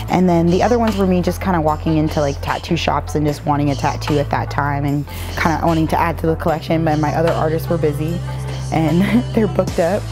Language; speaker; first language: English; native; English